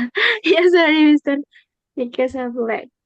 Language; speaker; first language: English; non-native, learner; Indonesian